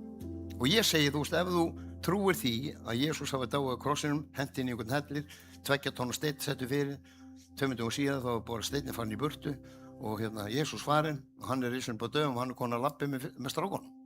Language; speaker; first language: Icelandic; native; Icelandic